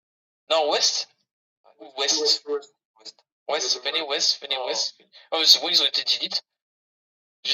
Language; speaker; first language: French; native; French